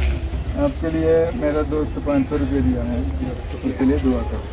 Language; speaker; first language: Hindi; non-native, local second language; Malayalam